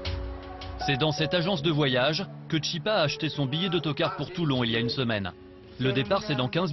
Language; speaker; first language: French; native; French